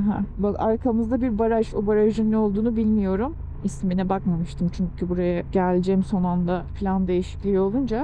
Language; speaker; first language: Turkish; native; Turkish